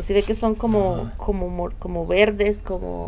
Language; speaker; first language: Spanish; native; Spanish